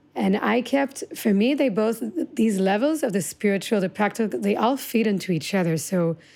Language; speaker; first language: English; early bilingual, other home language; Hebrew